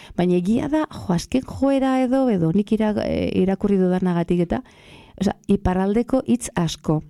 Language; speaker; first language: Basque; non-native, local second language; Spanish